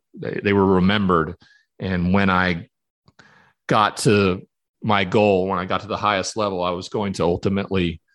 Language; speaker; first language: English; native; English